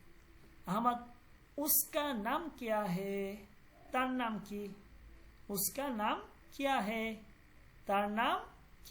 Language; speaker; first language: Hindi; non-native, fluent; Bangla